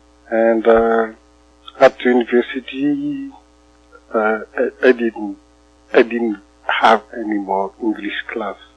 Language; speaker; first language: English; non-native, fluent; Malagasy